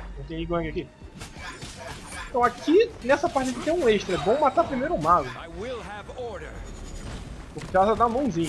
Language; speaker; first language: Portuguese; native; Portuguese